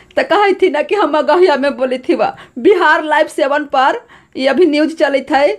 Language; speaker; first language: Hindi; native; Hindi